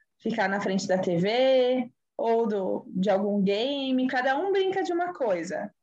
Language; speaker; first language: Portuguese; native; Portuguese